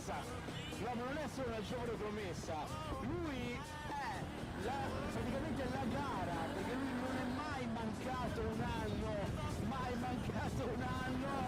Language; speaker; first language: Italian; native; Italian